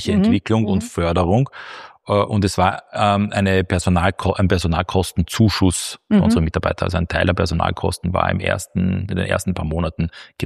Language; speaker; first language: German; native; German